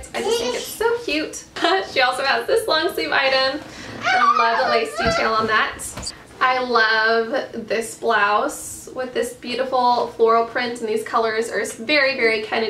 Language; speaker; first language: English; native; English